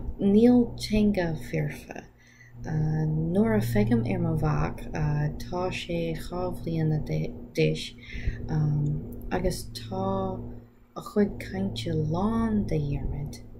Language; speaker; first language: Irish; non-native, learner; English